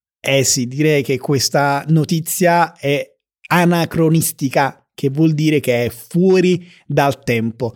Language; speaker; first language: Italian; native; Italian